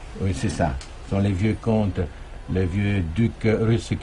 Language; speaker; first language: French; non-native, fluent; German